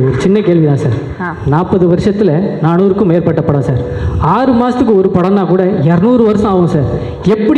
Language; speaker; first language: Tamil; native; Tamil